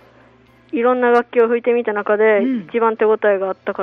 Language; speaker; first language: Japanese; native; Japanese